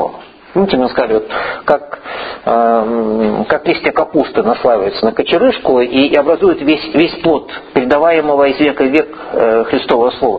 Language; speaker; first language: Russian; native; Russian